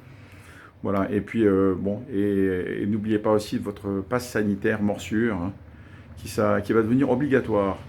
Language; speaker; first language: French; native; French